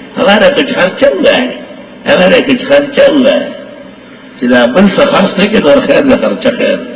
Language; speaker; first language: Urdu; non-native, local second language; Pashto